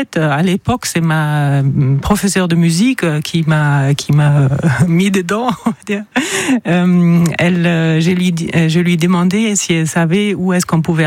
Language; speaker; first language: French; non-native, fluent; German